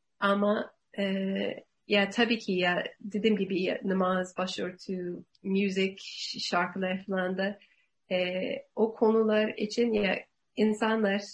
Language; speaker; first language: Turkish; non-native, learner; English